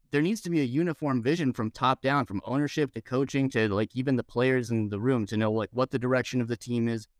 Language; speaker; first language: English; native; English